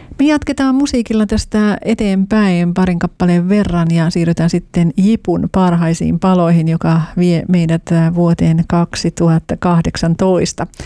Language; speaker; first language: Finnish; native; Finnish